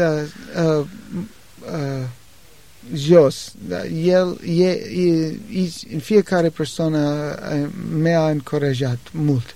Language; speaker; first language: Romanian; non-native, learner; English